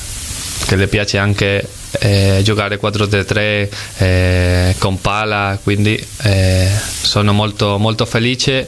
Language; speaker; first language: Italian; non-native, learner; Spanish